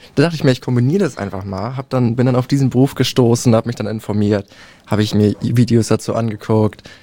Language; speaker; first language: German; native; German